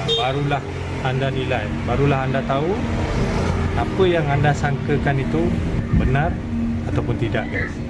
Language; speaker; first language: Malay; native; Malay